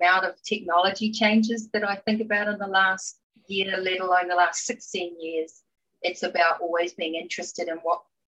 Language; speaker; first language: English; native; English